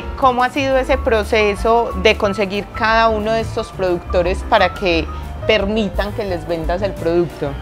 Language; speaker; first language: Spanish; native; Spanish